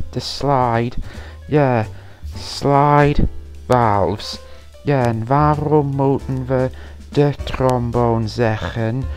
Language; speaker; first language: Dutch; non-native, learner; English